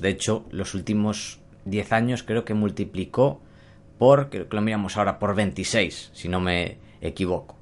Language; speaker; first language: Spanish; native; Spanish